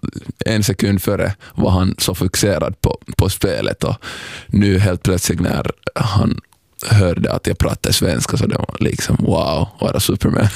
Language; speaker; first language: Swedish; non-native, local second language; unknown